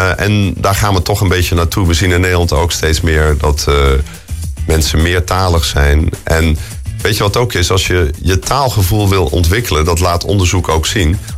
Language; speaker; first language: Dutch; native; Dutch